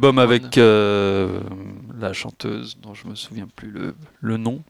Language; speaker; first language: French; native; French